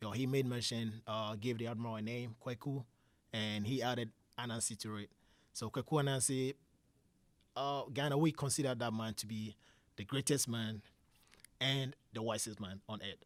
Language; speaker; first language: English; non-native, local second language; Akan